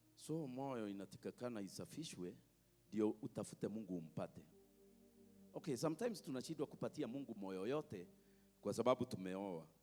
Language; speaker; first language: Swahili; non-native, local second language; Kikuyu